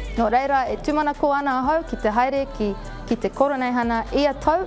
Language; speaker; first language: Māori; non-native, learner; Arabic